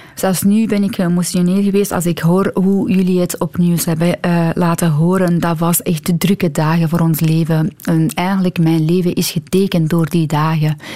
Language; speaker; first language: Dutch; non-native, fluent; Persian